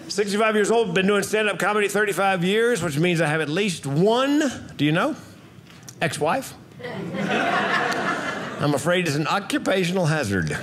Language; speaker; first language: English; native; English